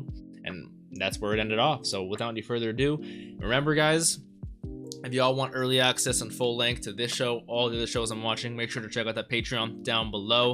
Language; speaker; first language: English; native; English